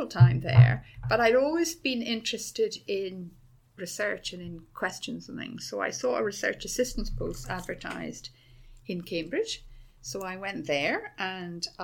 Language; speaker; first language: English; native; English